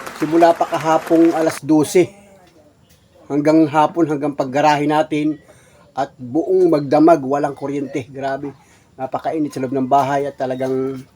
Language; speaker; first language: Filipino; native; Filipino